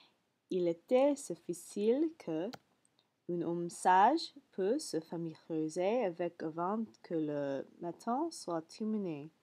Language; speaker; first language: French; non-native, learner; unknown